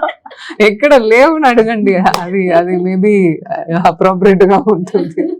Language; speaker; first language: Telugu; non-native, learner; Tamil